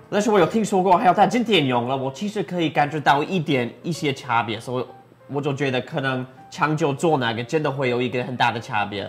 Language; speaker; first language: Chinese; non-native, fluent; English